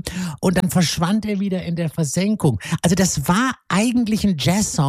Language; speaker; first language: German; native; German